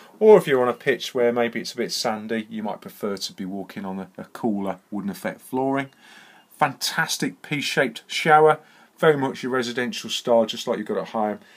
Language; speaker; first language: English; native; English